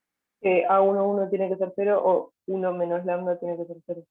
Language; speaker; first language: Spanish; native; Spanish